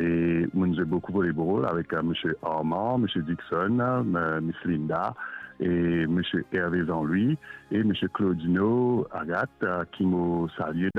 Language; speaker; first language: French; non-native, local second language; Morisyen